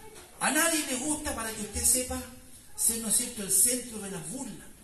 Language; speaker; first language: Spanish; native; Spanish